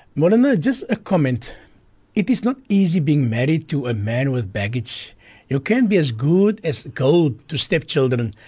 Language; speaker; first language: English; native; English